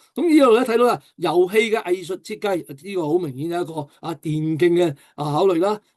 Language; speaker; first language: Cantonese; native; Cantonese